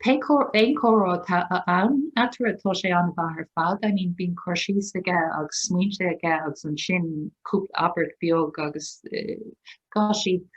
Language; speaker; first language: Irish; non-native, local second language; English